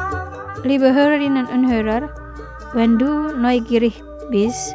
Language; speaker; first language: German; non-native, learner; Indonesian